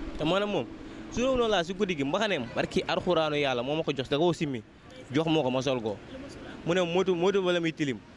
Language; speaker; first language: Wolof; native; Wolof